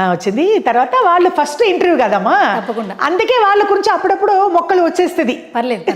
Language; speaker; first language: Telugu; non-native, local second language; Tamil